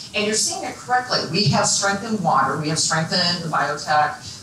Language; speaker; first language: English; native; English